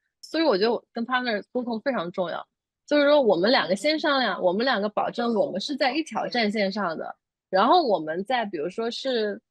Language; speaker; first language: Chinese; native; Chinese